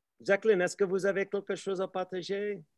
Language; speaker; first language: French; non-native, learner; English